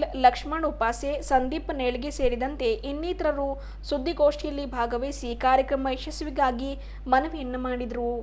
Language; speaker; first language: Kannada; native; Kannada